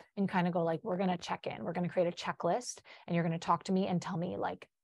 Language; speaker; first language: English; early bilingual, other home language; Polish